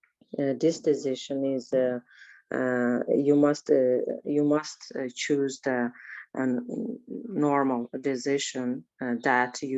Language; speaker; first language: English; non-native, learner; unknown